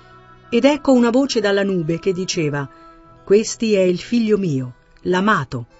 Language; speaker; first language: Italian; native; Italian